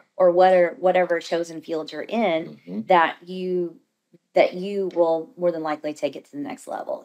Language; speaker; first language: English; native; English